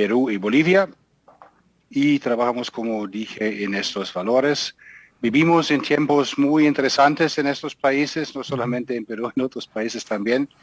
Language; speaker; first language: Spanish; non-native, fluent; German